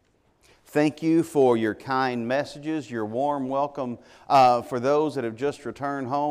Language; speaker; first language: English; native; English